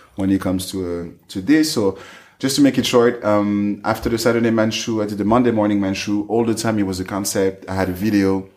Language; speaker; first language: English; non-native, fluent; French